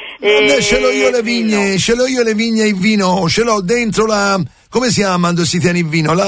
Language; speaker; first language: Italian; native; Italian